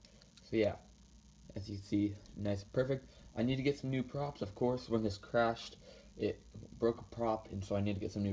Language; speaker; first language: English; native; English